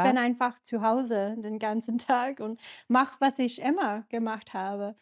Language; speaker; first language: German; non-native, learner; English